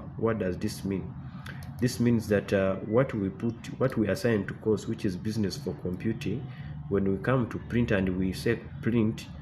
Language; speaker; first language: English; non-native, local second language; Ganda